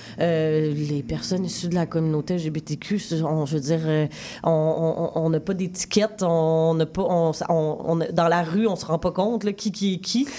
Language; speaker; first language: French; native; French